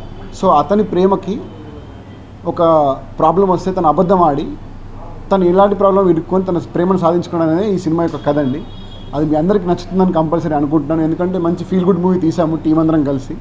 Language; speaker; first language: Telugu; native; Telugu